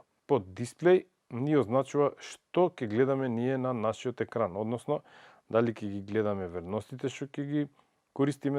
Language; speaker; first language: Macedonian; native; Macedonian